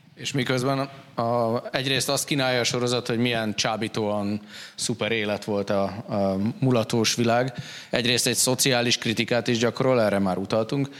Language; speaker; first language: Hungarian; native; Hungarian